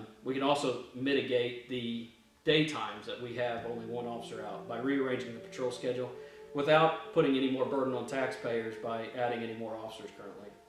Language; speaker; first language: English; native; English